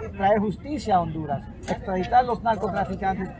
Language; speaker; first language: Spanish; non-native, fluent; English